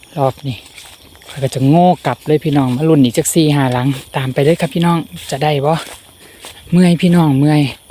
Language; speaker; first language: Thai; native; Thai